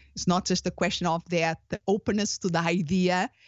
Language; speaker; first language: English; non-native, fluent; Portuguese